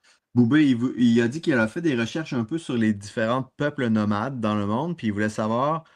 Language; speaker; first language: French; native; French